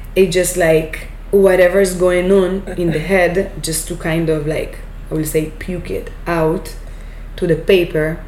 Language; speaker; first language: English; non-native, fluent; Hebrew